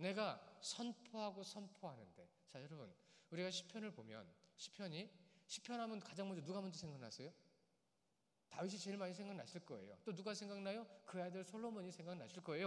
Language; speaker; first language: Korean; native; Korean